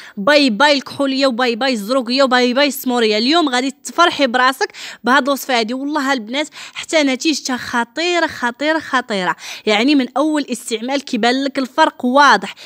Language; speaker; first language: Arabic; native; Arabic